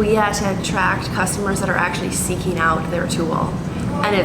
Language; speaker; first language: English; native; English